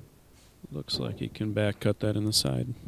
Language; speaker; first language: English; native; English